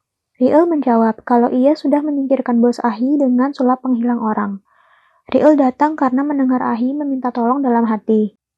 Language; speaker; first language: Indonesian; native; Indonesian